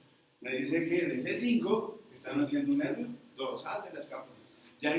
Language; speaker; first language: Spanish; native; Spanish